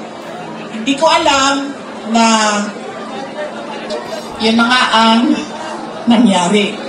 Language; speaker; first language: Filipino; non-native, local second language; Cebuano